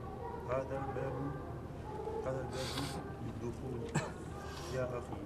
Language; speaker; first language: Arabic; non-native, learner; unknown